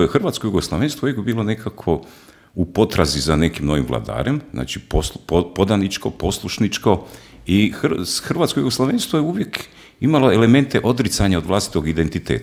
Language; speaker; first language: Croatian; native; Croatian